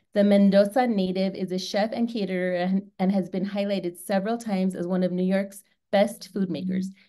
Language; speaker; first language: English; native; English